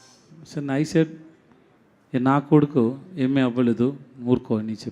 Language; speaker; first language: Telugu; non-native, learner; Tamil